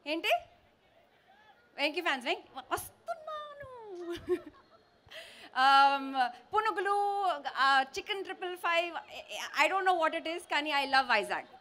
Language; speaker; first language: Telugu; non-native, learner; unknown